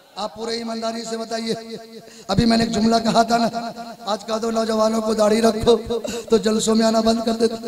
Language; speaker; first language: Hindi; non-native, local second language; Urdu